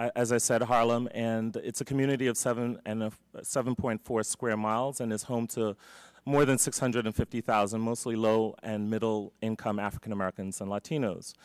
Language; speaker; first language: English; native; English